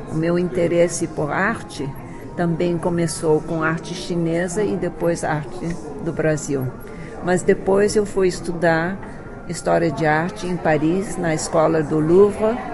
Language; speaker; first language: Portuguese; early bilingual, other home language; Chinese